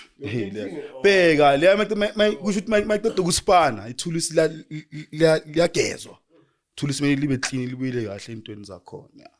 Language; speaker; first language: Zulu; native; Zulu